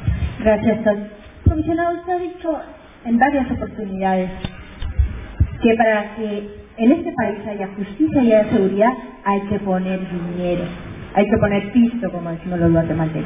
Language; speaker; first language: Spanish; native; Spanish